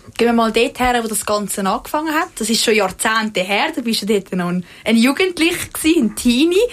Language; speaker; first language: German; native; German